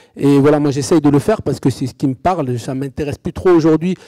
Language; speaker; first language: French; native; French